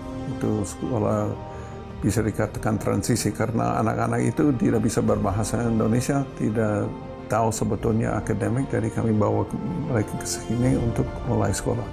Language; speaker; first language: Indonesian; non-native, fluent; English